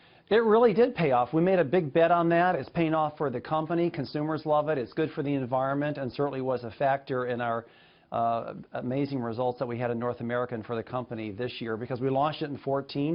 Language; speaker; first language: English; native; English